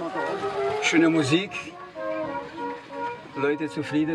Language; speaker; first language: German; non-native, learner; Albanian